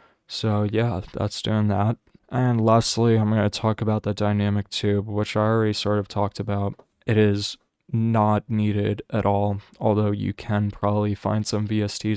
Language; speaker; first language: English; native; English